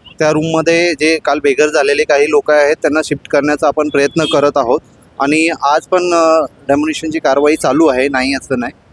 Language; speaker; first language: Marathi; native; Marathi